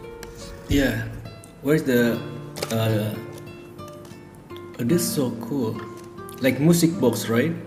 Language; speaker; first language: English; non-native, learner; Indonesian